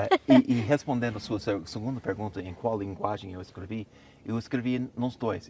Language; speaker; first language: Portuguese; non-native, fluent; English